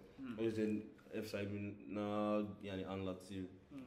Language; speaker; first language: Turkish; non-native, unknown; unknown